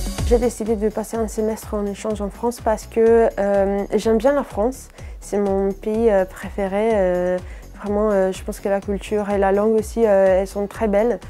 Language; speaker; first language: French; non-native, fluent; Italian